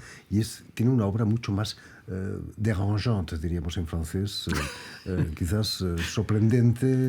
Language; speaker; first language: Spanish; native; Spanish